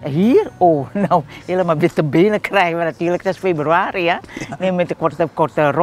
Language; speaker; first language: Dutch; early bilingual, other home language; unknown